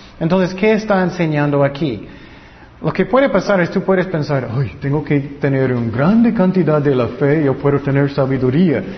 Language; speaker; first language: Spanish; non-native, fluent; English